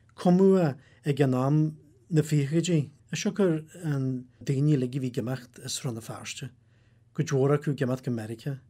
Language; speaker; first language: Irish; native; Irish